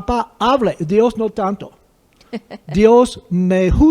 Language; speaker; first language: Spanish; non-native, fluent; English